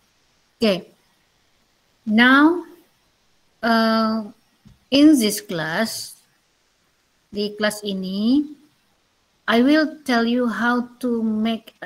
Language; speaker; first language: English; non-native, learner; Indonesian